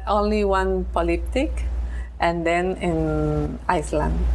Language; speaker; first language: English; non-native, learner; Spanish